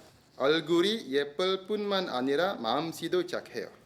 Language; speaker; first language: Korean; non-native, fluent; Indonesian